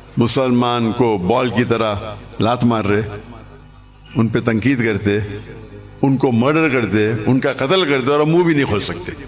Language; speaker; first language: Urdu; non-native, local second language; English